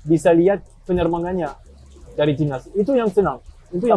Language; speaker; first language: Indonesian; non-native, fluent; French